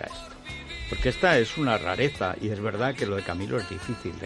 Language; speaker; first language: Spanish; native; Spanish